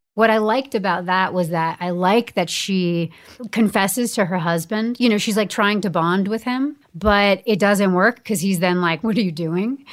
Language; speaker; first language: English; native; English